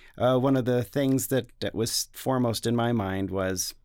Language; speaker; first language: English; native; English